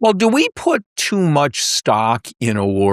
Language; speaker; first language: English; native; English